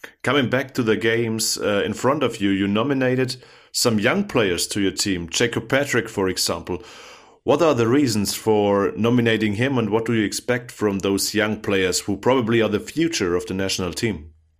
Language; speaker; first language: English; non-native, fluent; German